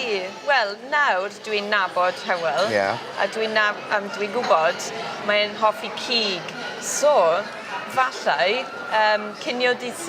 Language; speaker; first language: Welsh; non-native, local second language; English